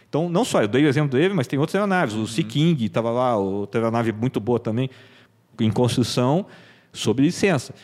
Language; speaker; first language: Portuguese; native; Portuguese